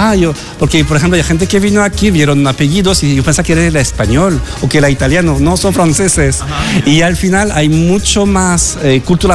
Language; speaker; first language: Spanish; non-native, fluent; French